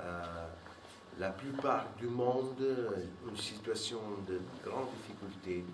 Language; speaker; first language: French; non-native, fluent; Italian